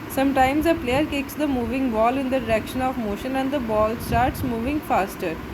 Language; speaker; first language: English; non-native, local second language; Punjabi